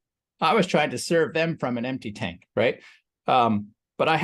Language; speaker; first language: English; native; English